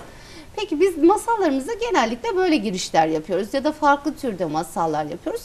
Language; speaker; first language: Turkish; native; Turkish